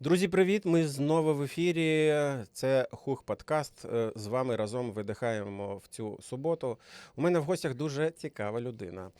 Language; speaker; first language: Ukrainian; native; Ukrainian